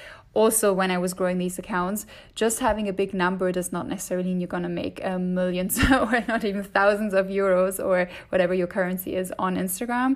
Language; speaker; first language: English; non-native, fluent; German